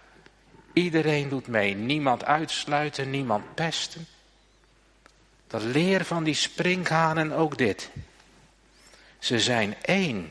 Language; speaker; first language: Dutch; native; Dutch